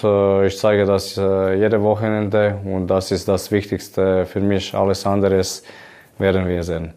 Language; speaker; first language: German; non-native, learner; Croatian